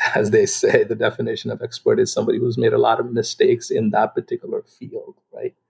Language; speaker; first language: English; non-native, local second language; Nepali